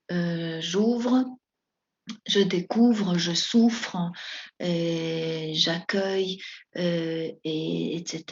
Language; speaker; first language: French; non-native, fluent; Spanish